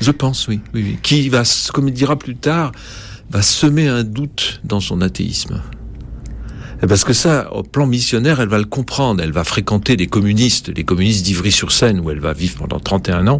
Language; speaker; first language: French; native; French